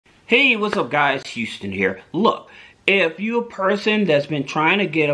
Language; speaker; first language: English; native; English